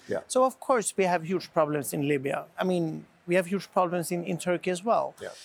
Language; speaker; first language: English; non-native, fluent; Swedish